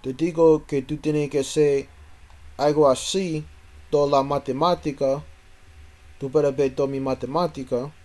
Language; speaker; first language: Spanish; non-native, learner; English